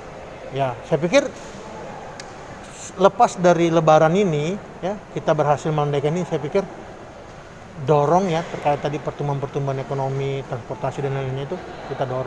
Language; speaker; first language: Indonesian; native; Indonesian